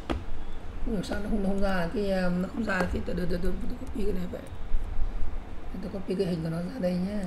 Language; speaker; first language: Vietnamese; native; Vietnamese